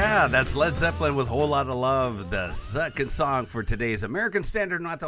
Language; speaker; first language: English; native; English